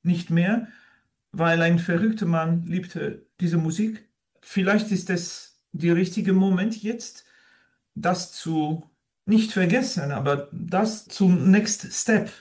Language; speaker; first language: German; non-native, fluent; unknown